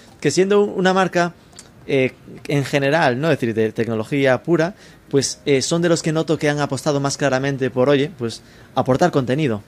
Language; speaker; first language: Spanish; native; Spanish